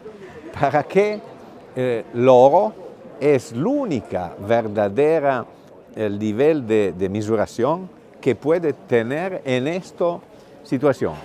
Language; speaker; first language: Spanish; non-native, fluent; Italian